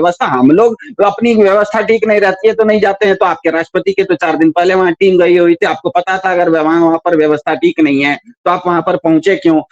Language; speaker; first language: Hindi; non-native, local second language; Kannada